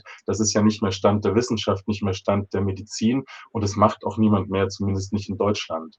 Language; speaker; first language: German; native; German